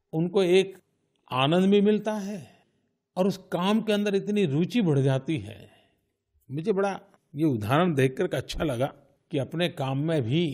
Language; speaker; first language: Hindi; non-native, local second language; Gujarati